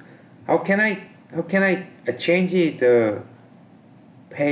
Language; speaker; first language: English; non-native, learner; Korean